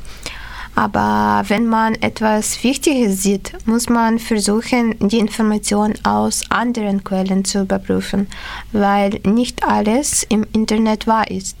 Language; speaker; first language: German; non-native, learner; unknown